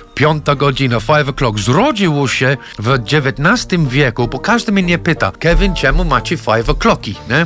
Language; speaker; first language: Polish; non-native, fluent; English